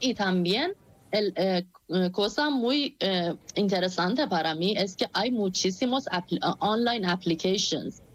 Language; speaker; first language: Spanish; non-native, fluent; Persian